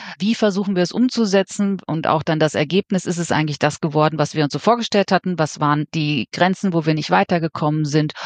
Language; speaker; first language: German; native; German